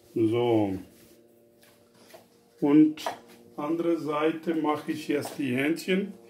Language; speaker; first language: German; non-native, learner; Urdu